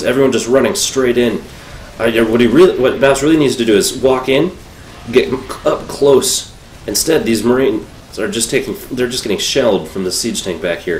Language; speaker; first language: English; native; English